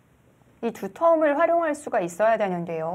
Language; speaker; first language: Korean; native; Korean